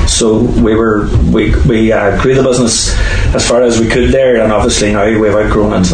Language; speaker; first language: English; native; English